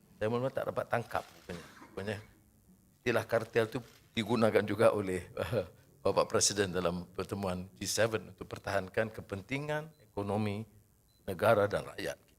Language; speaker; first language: Malay; native; Malay